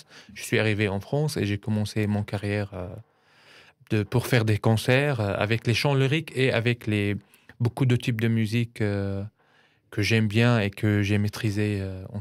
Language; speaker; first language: French; non-native, fluent; Arabic